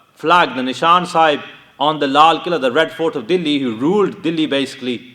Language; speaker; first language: English; early bilingual, other home language; Punjabi